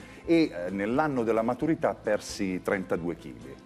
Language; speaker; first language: Italian; native; Italian